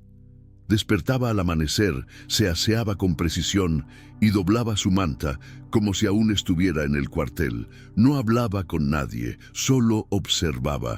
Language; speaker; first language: Spanish; native; Spanish